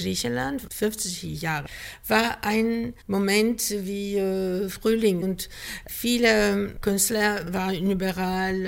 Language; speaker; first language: German; non-native, fluent; Greek